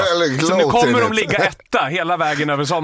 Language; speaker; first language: Swedish; native; Swedish